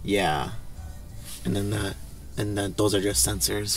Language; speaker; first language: English; native; English